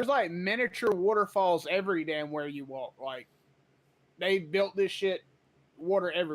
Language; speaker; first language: English; native; English